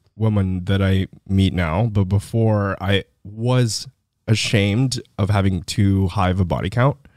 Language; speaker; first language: English; early bilingual, other home language; Filipino